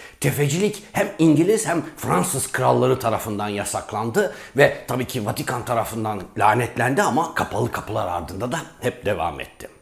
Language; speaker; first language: Turkish; native; Turkish